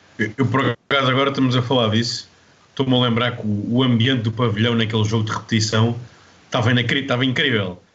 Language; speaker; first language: Portuguese; native; Portuguese